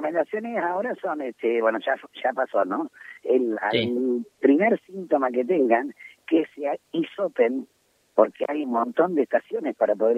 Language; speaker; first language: Spanish; native; Spanish